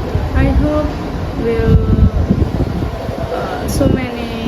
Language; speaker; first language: English; non-native, learner; Indonesian